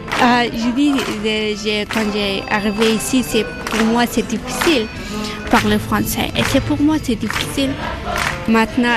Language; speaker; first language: French; non-native, learner; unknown